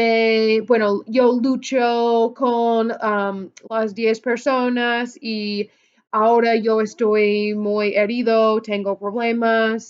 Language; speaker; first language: Spanish; non-native, fluent; English